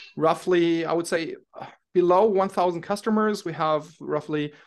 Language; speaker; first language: English; non-native, fluent; German